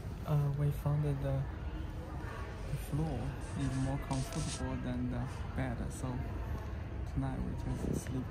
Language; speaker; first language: English; non-native, learner; Chinese